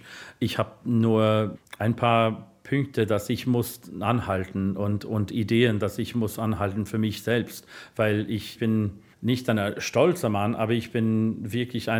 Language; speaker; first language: German; non-native, fluent; English